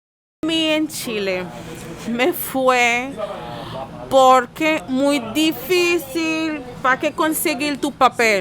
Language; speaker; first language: Spanish; non-native, learner; Haitian Creole